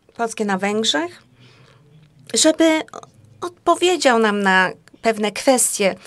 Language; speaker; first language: Polish; non-native, fluent; Hungarian